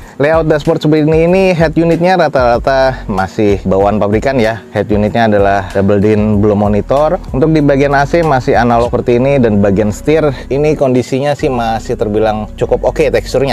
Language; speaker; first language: Indonesian; native; Indonesian